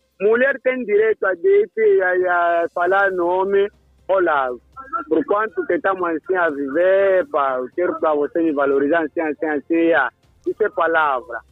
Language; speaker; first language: Portuguese; non-native, local second language; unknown